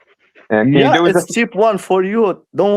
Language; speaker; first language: English; non-native, learner; Persian